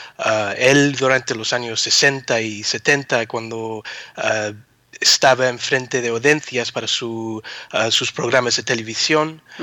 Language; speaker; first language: Spanish; early bilingual, heritage; Spanish